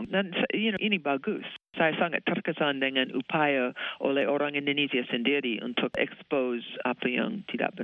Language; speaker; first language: Indonesian; non-native, fluent; English